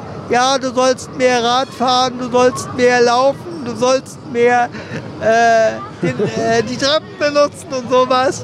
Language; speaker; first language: German; native; German